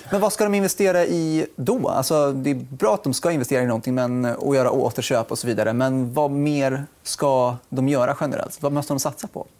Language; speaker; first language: Swedish; native; Swedish